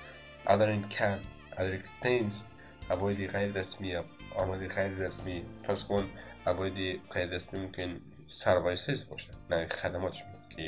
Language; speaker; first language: Persian; native; Persian